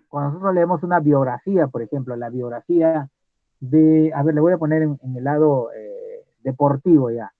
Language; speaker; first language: Spanish; native; Spanish